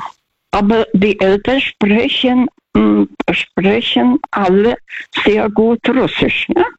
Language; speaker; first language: German; non-native, fluent; Russian